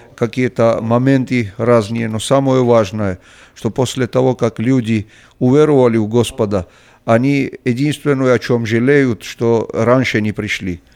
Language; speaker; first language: Russian; non-native, local second language; Georgian